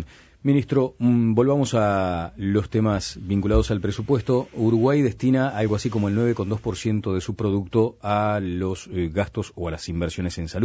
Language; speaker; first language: Spanish; native; Spanish